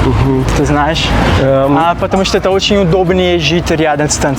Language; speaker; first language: Russian; non-native, learner; Portuguese